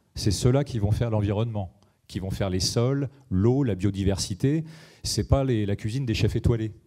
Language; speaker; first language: French; native; French